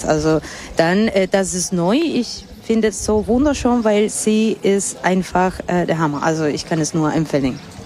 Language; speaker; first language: German; non-native, fluent; Spanish